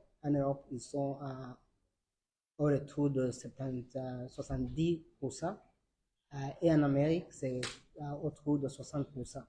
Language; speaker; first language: French; non-native, learner; Arabic